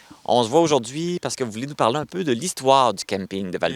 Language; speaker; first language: French; native; French